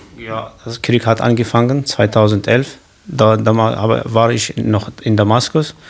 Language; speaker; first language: German; non-native, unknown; Kurdish